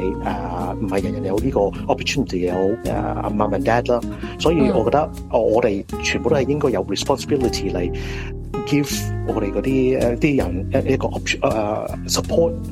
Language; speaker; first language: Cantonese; early bilingual, heritage; Cantonese